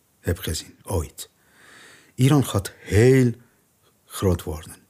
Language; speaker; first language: Dutch; non-native, learner; Persian